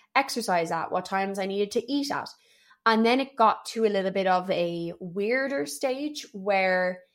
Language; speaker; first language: English; native; English